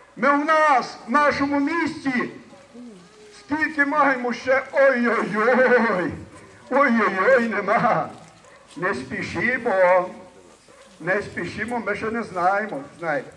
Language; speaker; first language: Ukrainian; native; Ukrainian